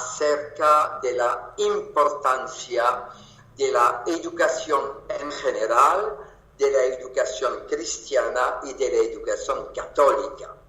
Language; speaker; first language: Spanish; non-native, fluent; French